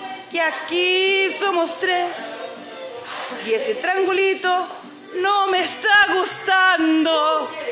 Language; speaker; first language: Spanish; early bilingual, heritage; Spanish